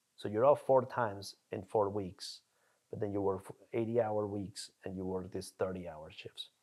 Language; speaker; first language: English; non-native, fluent; Spanish